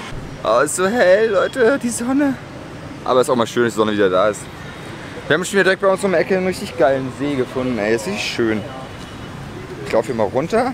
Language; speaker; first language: German; native; German